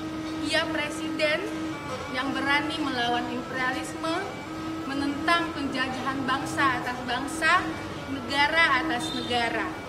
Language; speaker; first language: Indonesian; native; Indonesian